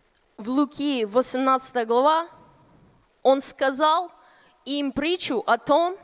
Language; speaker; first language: Russian; non-native, fluent; English